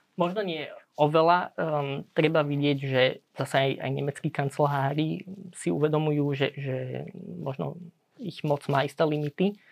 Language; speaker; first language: Slovak; early bilingual, heritage; Slovak